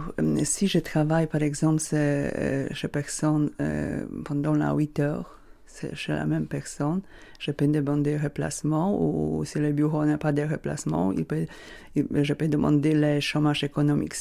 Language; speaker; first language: French; non-native, learner; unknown